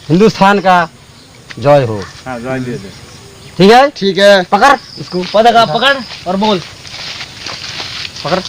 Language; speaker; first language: Hindi; non-native, local second language; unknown